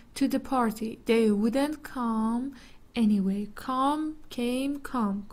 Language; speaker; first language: English; non-native, fluent; Persian